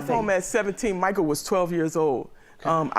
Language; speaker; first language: English; native; English